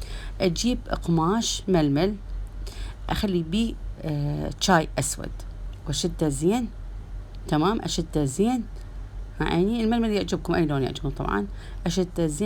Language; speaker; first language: Arabic; native; Arabic